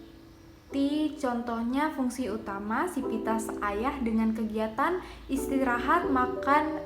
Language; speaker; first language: Indonesian; native; Indonesian